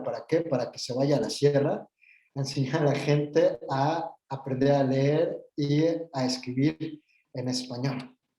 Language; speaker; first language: Spanish; native; Spanish